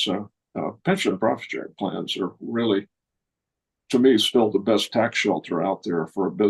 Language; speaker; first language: English; native; English